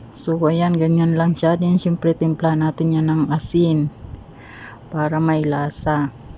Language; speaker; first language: Filipino; non-native, local second language; Cebuano